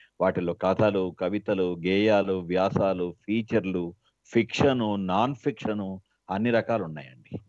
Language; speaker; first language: Telugu; native; Telugu